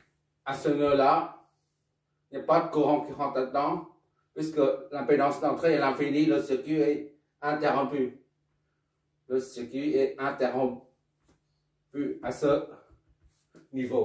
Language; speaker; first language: French; non-native, local second language; Arabic